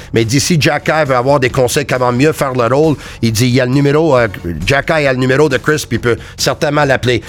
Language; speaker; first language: French; native; French